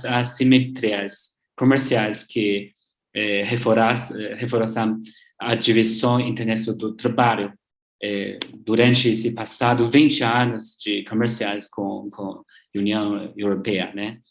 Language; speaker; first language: Portuguese; non-native, learner; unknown